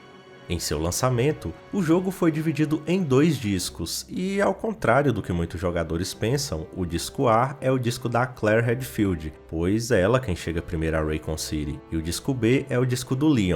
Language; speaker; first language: Portuguese; native; Portuguese